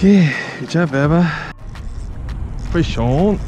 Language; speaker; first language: English; non-native, learner; Ukrainian